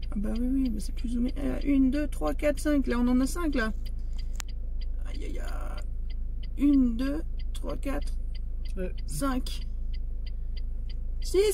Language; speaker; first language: French; native; French